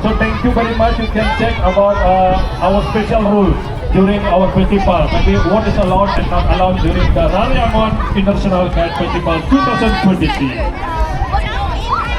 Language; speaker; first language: English; non-native, learner; Indonesian